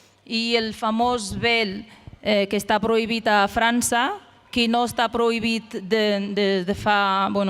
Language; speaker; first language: Catalan; non-native, fluent; Arabic